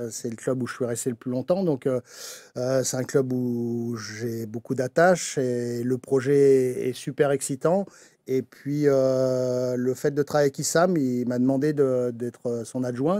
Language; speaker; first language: French; native; French